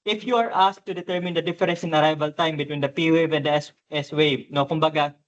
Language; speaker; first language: English; non-native, local second language; Filipino